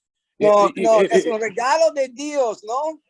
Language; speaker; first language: Spanish; non-native, learner; English